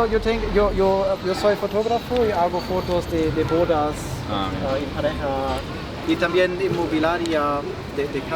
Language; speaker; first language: Spanish; non-native, learner; German